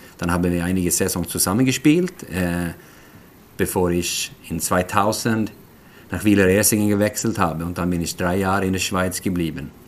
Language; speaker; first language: German; non-native, fluent; Swedish